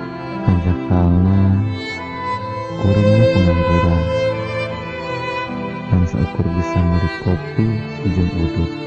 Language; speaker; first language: Sundanese; native; Sundanese